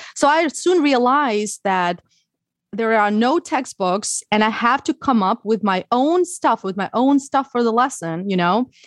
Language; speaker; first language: English; non-native, fluent; Ukrainian